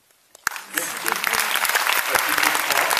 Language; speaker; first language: French; native; French